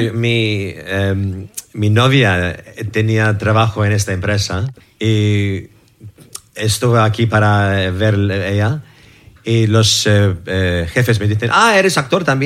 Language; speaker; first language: Spanish; non-native, fluent; English